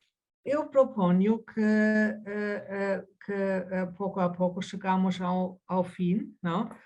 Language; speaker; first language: Portuguese; non-native, fluent; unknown